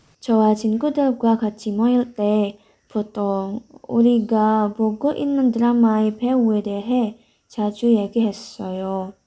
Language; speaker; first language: Korean; non-native, learner; Indonesian